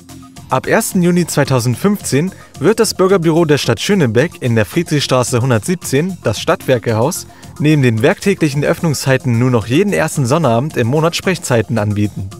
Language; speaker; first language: German; native; German